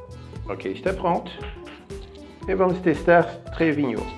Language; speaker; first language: Portuguese; non-native, fluent; French